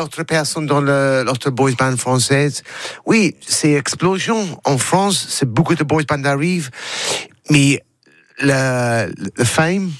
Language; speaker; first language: French; non-native, learner; English